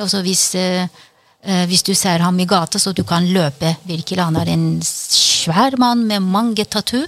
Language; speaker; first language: Norwegian; non-native, fluent; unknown